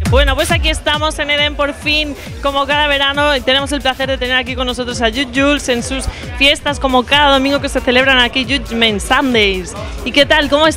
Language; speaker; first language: Spanish; native; Spanish